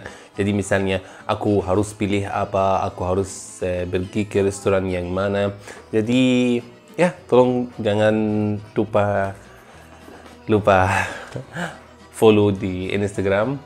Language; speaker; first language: Indonesian; non-native, learner; Arabic